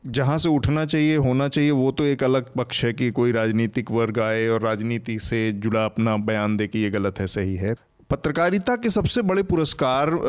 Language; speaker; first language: Hindi; native; Hindi